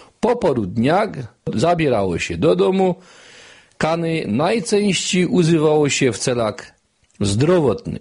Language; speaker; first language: Polish; native; Polish